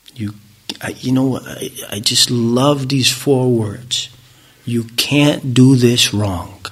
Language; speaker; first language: English; native; English